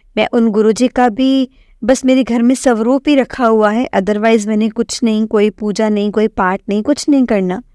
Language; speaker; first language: Hindi; native; Hindi